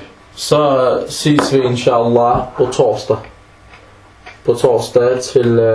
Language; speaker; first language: Danish; early bilingual, other home language; Arabic